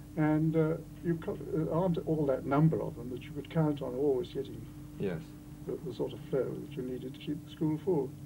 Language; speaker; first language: English; native; English